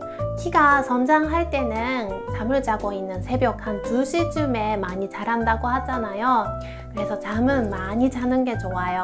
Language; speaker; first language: Korean; non-native, fluent; Japanese